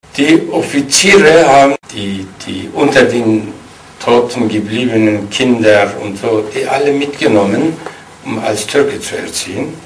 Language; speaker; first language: German; non-native, fluent; Kurdish